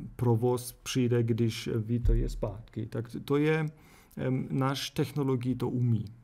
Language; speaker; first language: Czech; non-native, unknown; German